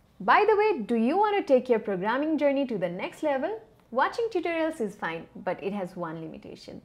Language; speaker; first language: English; non-native, local second language; Nepali